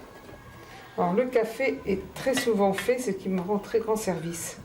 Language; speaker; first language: French; native; French